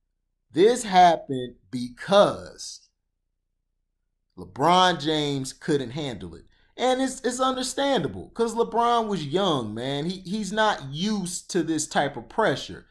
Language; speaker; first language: English; native; English